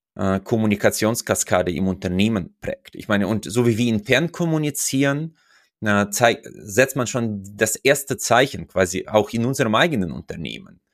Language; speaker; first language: German; non-native, fluent; Russian